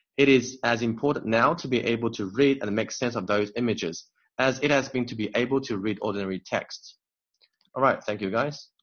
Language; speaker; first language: English; non-native, fluent; Chinese